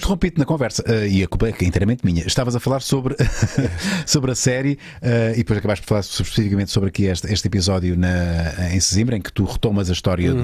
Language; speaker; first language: Portuguese; native; Portuguese